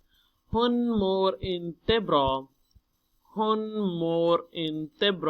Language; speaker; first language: Swedish; non-native, learner; Urdu